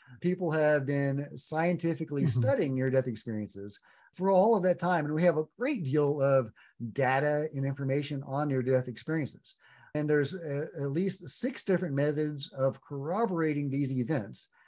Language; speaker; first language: English; native; English